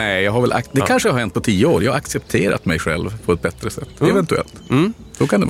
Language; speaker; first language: Swedish; native; Swedish